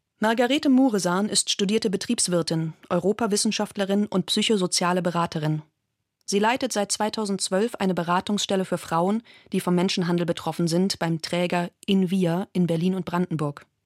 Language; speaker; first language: German; native; German